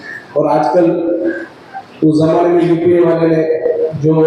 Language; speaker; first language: Hindi; non-native, local second language; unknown